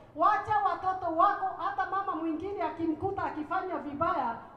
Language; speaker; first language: Swahili; non-native, local second language; Kikuyu